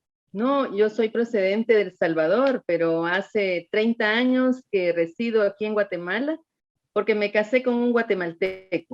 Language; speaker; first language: Spanish; native; Spanish